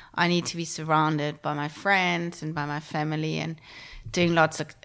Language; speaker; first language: English; non-native, fluent; German